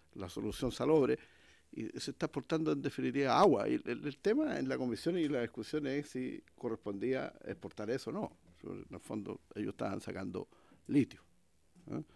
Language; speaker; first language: Spanish; native; Spanish